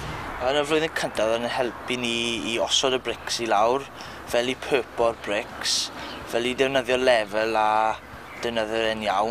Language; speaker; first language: Welsh; native; Welsh